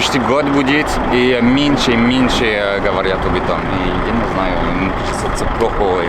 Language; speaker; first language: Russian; non-native, learner; French